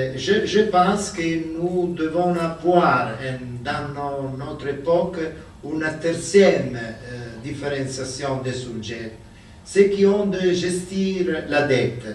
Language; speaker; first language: French; non-native, learner; Italian